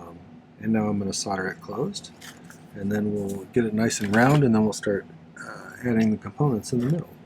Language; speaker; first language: English; native; English